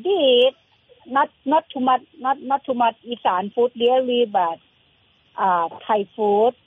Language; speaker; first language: English; non-native, learner; Thai